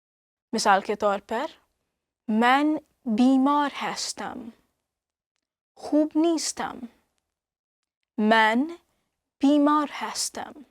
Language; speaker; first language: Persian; non-native, fluent; Urdu